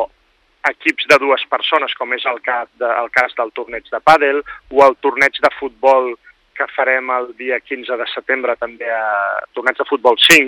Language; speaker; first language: Catalan; native; Catalan